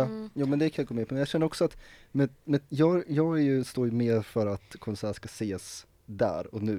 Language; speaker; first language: Swedish; native; Swedish